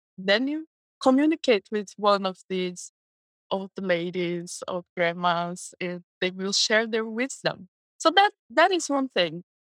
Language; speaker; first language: English; non-native, fluent; Portuguese